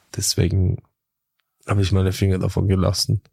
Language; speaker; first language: German; early bilingual, other home language; Turkish